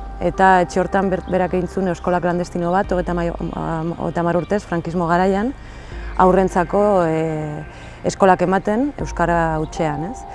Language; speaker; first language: Basque; native; Basque